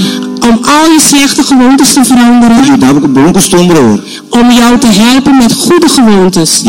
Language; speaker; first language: Dutch; non-native, fluent; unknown